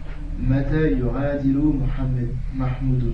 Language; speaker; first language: Arabic; non-native, learner; French